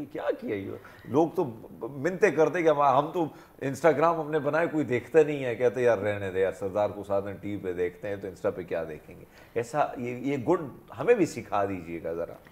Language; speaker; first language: Urdu; non-native, local second language; Pashto